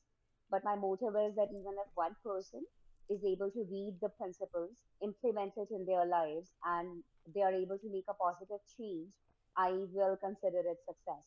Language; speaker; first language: English; non-native, local second language; Hindi